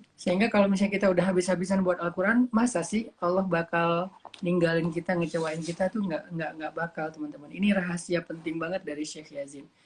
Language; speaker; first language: Indonesian; native; Indonesian